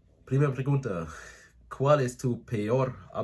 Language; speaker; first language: Spanish; non-native, learner; English